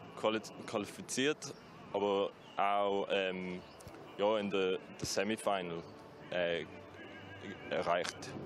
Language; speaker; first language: German; non-native, learner; English